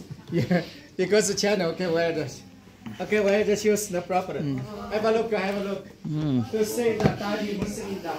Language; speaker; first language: English; non-native, learner; Chinese